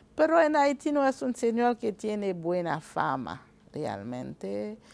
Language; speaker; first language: Spanish; non-native, fluent; Haitian Creole